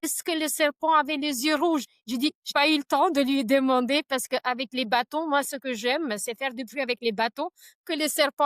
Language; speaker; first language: French; non-native, fluent; Albanian